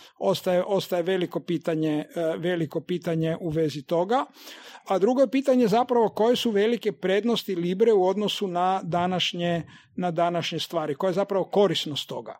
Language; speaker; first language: Croatian; native; Croatian